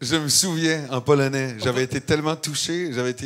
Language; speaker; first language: French; native; French